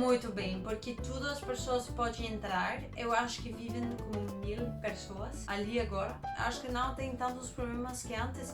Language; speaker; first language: Portuguese; non-native, learner; Danish